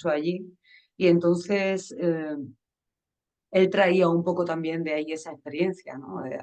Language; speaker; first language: Spanish; native; Spanish